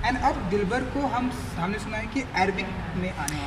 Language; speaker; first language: Hindi; native; Hindi